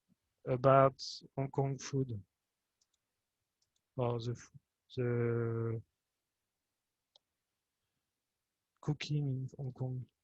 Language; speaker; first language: English; non-native, fluent; French